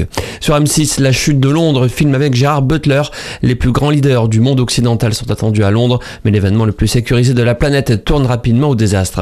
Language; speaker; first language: French; native; French